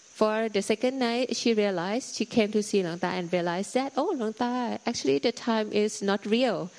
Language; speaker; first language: English; non-native, fluent; Thai